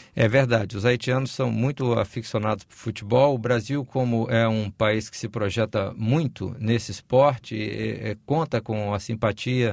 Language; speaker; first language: Portuguese; native; Portuguese